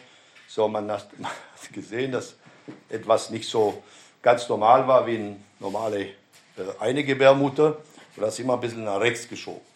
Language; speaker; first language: German; non-native, fluent; Romanian